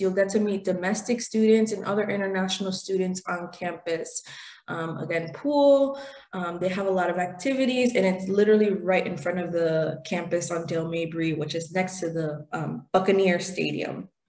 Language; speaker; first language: English; early bilingual, other home language; Spanish